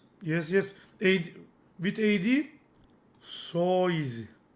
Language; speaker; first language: English; non-native, learner; Turkish